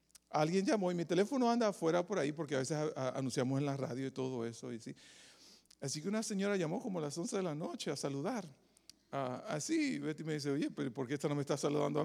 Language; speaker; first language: Spanish; native; Spanish